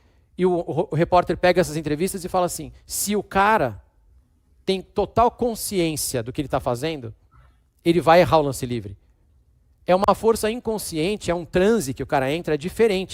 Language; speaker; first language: Portuguese; native; Portuguese